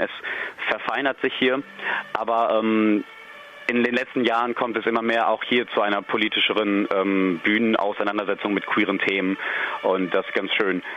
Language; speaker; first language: German; native; German